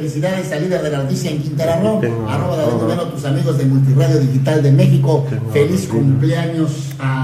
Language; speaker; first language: Spanish; native; Spanish